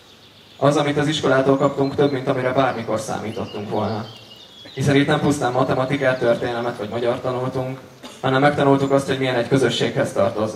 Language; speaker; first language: Hungarian; native; Hungarian